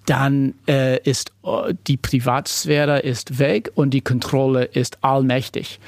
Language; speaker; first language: German; non-native, fluent; English